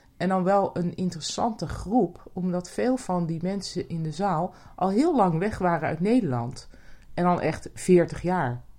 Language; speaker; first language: Dutch; native; Dutch